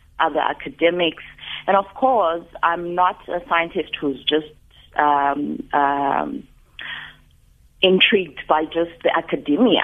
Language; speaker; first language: English; non-native, local second language; Xhosa